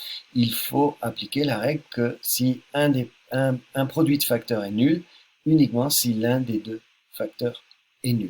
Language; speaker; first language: French; native; French